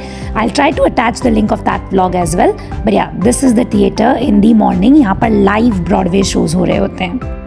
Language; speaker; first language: Hindi; native; Hindi